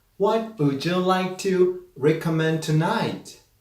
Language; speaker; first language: English; non-native, fluent; Korean